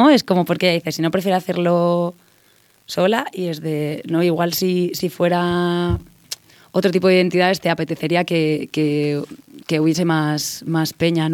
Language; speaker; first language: Spanish; native; Spanish